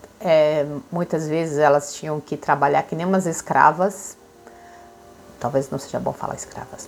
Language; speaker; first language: Portuguese; native; Portuguese